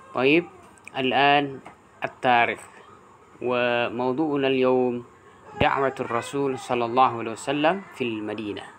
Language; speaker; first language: Arabic; non-native, fluent; Indonesian